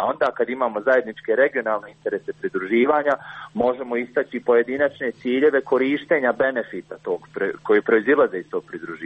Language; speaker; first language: Croatian; native; Croatian